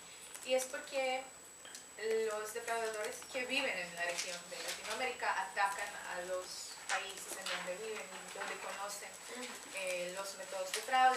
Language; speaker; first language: Spanish; non-native, fluent; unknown